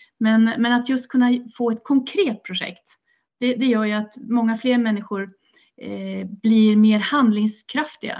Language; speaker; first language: Swedish; native; Swedish